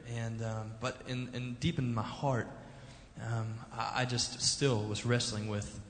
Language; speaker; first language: English; early bilingual, other home language; German